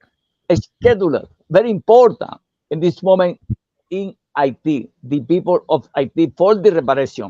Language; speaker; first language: English; non-native, learner; Spanish